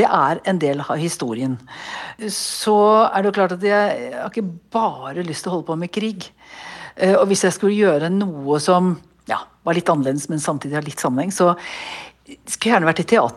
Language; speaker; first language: Norwegian; native; Norwegian